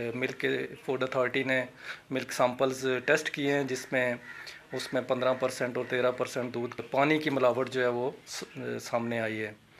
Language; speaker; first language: Urdu; native; Urdu